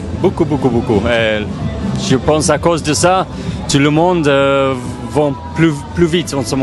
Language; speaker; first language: French; non-native, fluent; English